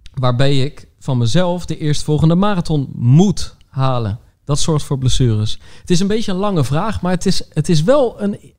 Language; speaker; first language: Dutch; native; Dutch